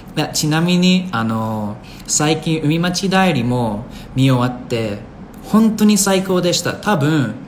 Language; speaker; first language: Japanese; non-native, fluent; English